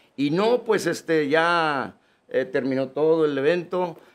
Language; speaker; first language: Spanish; native; Spanish